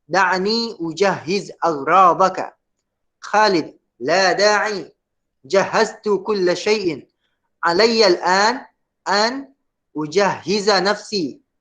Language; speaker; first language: Arabic; non-native, fluent; Malay